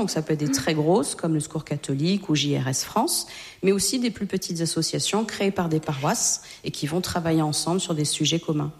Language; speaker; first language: French; native; French